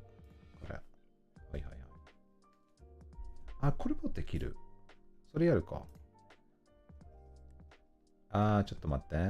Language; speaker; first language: Japanese; non-native, learner; English